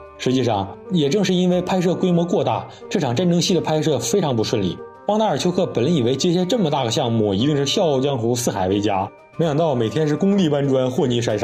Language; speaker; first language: Chinese; native; Chinese